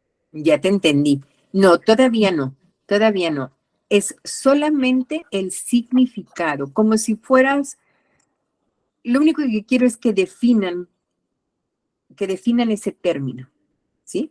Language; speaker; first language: Spanish; native; Spanish